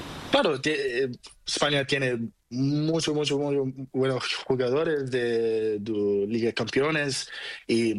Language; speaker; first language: Spanish; non-native, learner; Portuguese